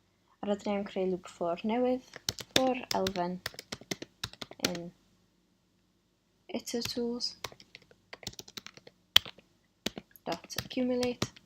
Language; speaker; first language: Welsh; non-native, local second language; English